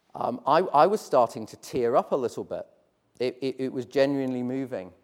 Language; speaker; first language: English; native; English